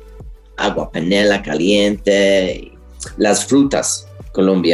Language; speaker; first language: Spanish; non-native, learner; English